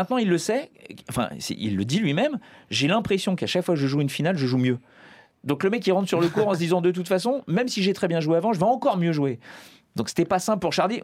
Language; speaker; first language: French; native; French